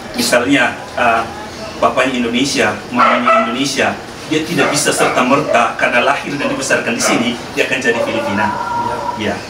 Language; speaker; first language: Indonesian; native; Indonesian